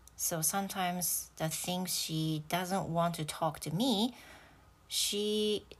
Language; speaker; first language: English; non-native, fluent; Japanese